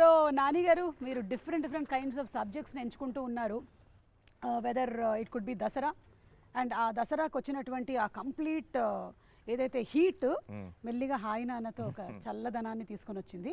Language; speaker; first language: Telugu; native; Telugu